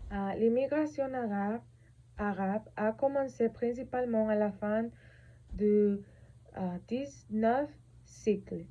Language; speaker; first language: French; non-native, learner; Spanish